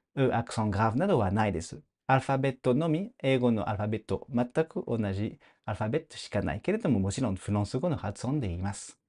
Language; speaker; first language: Japanese; non-native, fluent; French